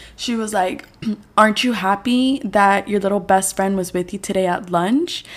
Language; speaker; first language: English; early bilingual, other home language; Spanish